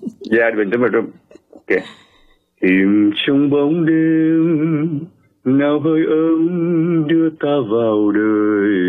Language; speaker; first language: Vietnamese; early bilingual, heritage; Vietnamese